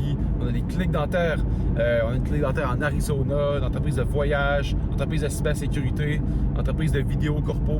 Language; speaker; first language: French; native; French